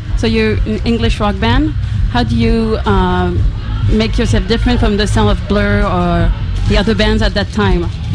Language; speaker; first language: English; non-native, fluent; French